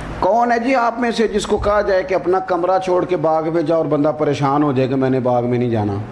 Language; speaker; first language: Urdu; non-native, local second language; Punjabi